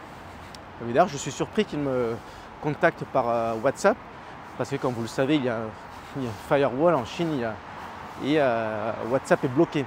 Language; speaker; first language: French; native; French